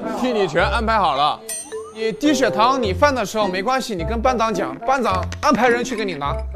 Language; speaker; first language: Chinese; native; Chinese